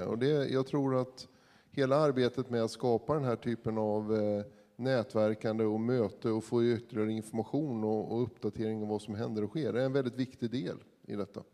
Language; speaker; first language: Swedish; native; Swedish